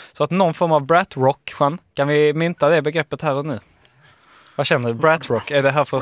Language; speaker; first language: Swedish; native; Swedish